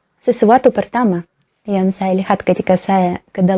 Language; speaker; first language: Indonesian; non-native, learner; Russian